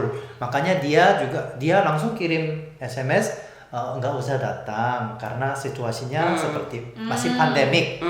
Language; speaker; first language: Indonesian; non-native, fluent; Korean